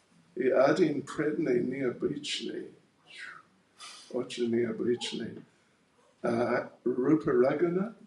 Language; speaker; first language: Russian; non-native, learner; English